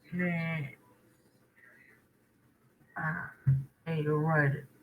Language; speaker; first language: English; non-native, learner; Spanish